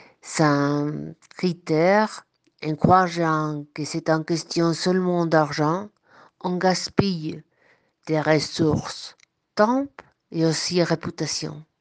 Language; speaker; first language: French; non-native, fluent; Spanish